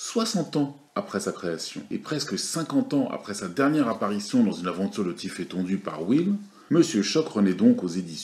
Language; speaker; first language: French; native; French